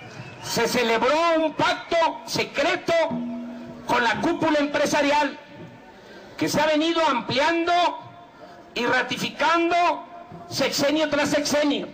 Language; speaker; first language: Spanish; native; Spanish